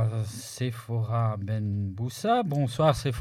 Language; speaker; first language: French; native; French